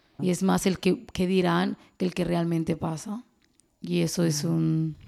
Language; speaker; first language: Spanish; early bilingual, other home language; Arabic